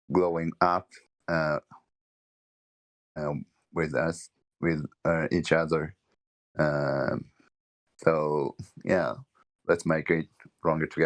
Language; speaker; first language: English; non-native, learner; Japanese